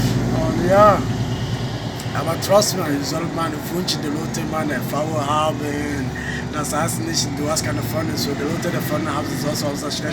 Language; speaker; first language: German; non-native, learner; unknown